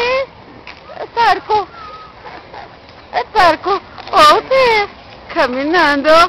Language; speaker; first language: Italian; non-native, learner; Portuguese